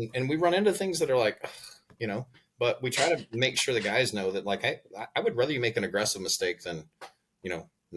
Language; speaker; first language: English; native; English